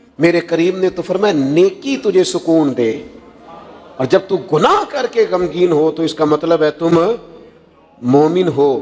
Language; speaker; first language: Urdu; non-native, local second language; Punjabi